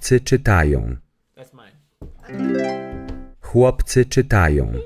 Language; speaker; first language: Polish; non-native, learner; English